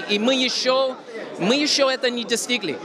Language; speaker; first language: Russian; non-native, local second language; Romanian